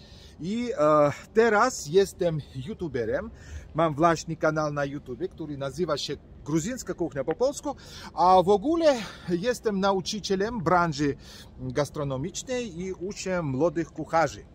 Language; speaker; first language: Polish; non-native, fluent; Georgian